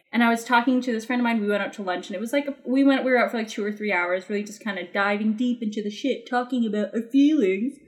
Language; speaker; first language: English; early bilingual, other home language; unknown